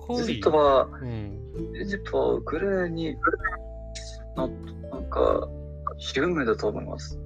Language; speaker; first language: Japanese; non-native, learner; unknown